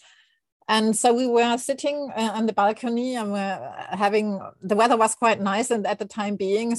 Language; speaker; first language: English; non-native, fluent; German